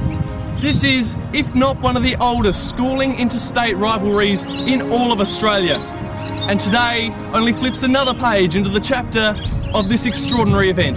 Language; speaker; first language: English; native; English